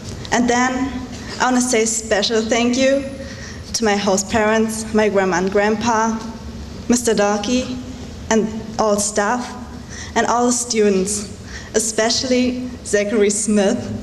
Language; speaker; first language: English; non-native, fluent; German